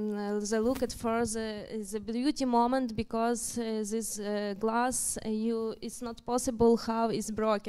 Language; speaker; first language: English; non-native, learner; Ukrainian